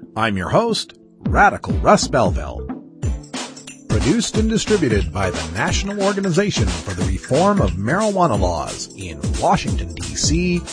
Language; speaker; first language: English; native; English